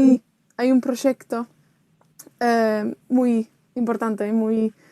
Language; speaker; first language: Spanish; non-native, fluent; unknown